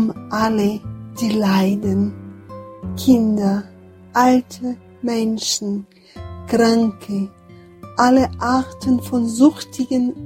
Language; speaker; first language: German; non-native, fluent; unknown